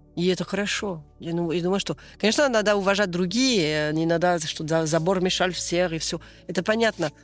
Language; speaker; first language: Russian; non-native, fluent; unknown